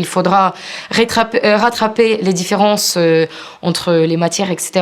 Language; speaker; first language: French; non-native, fluent; Ukrainian